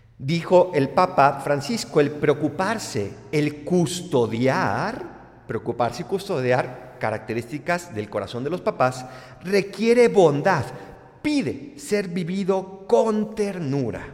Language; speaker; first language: Spanish; native; Spanish